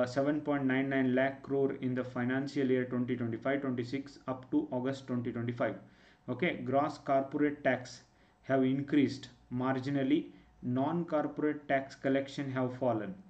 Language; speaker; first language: English; non-native, local second language; Kannada